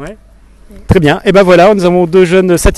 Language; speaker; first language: French; native; French